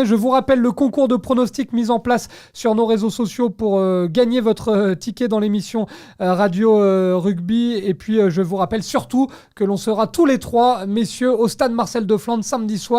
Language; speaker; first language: French; native; French